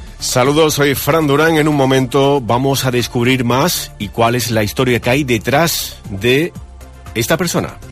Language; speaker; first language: Spanish; native; Spanish